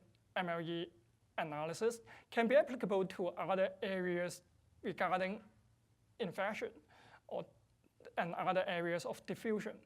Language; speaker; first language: English; non-native, fluent; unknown